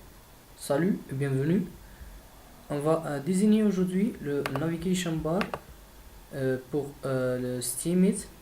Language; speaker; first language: French; non-native, learner; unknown